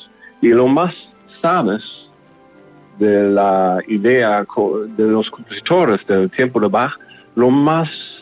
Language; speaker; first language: Spanish; non-native, learner; German